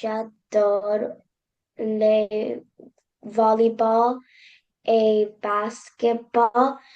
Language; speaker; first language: French; non-native, learner; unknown